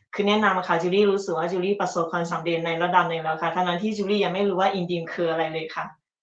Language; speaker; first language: Thai; early bilingual, other home language; Chinese